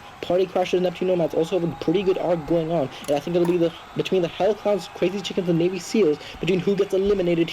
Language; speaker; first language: English; native; English